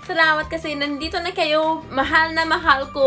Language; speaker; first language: Filipino; non-native, learner; English